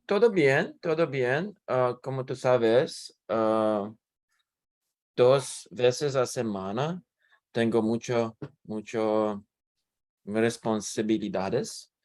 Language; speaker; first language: Spanish; non-native, learner; English